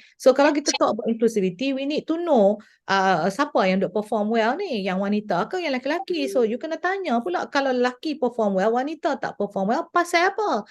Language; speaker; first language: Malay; native; Malay